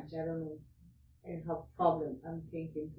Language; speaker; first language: English; non-native, learner; Spanish